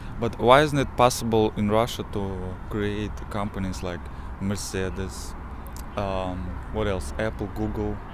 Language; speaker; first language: English; non-native, fluent; Russian